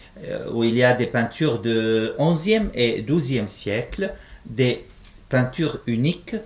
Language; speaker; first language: French; non-native, fluent; Arabic